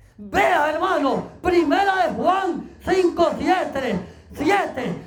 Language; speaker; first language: Spanish; native; Spanish